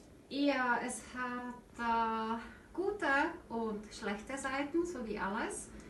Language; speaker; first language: German; non-native, fluent; Czech